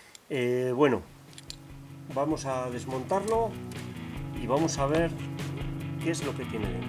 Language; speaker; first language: Spanish; native; Spanish